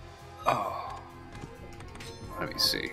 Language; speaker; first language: English; native; English